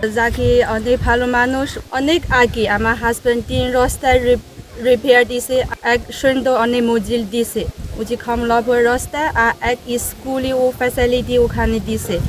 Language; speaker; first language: Bangla; non-native, learner; Chinese